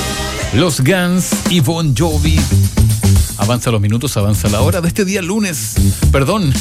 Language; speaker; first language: Spanish; native; Spanish